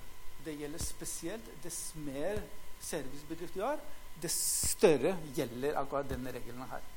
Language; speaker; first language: Norwegian; non-native, fluent; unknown